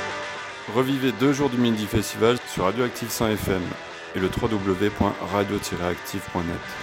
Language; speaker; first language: French; native; French